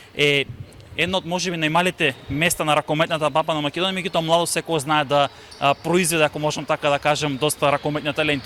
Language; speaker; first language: Macedonian; native; Macedonian